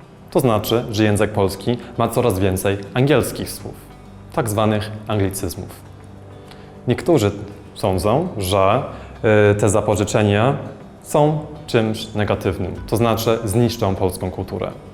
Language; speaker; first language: Polish; non-native, fluent; English